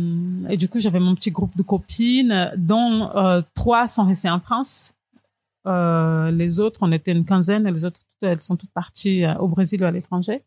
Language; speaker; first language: French; non-native, fluent; Portuguese